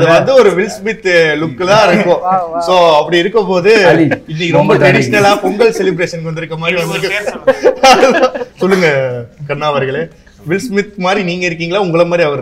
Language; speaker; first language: Tamil; native; Tamil